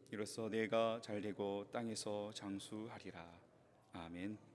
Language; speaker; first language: Korean; native; Korean